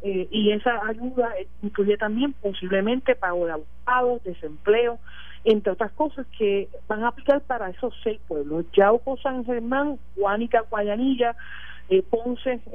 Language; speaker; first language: Spanish; native; Spanish